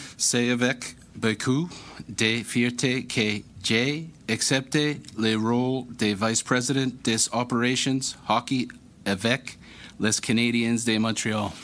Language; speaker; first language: French; non-native, learner; English